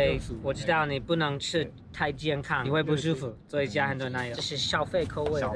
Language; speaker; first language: Chinese; non-native, learner; English